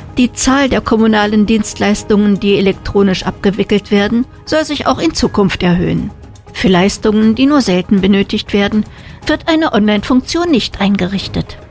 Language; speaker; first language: German; native; German